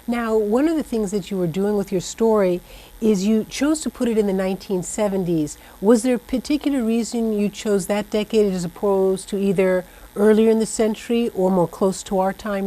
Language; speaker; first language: English; native; English